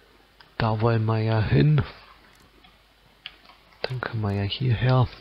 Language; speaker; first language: German; native; German